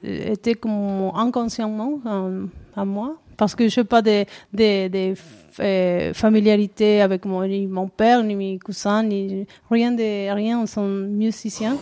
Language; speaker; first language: French; non-native, learner; Spanish